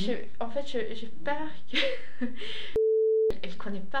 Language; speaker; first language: French; non-native, fluent; Swedish